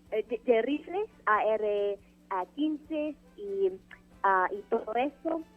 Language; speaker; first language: Spanish; non-native, fluent; English